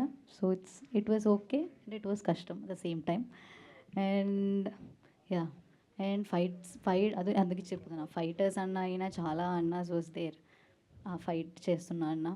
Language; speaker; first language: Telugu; non-native, learner; Malayalam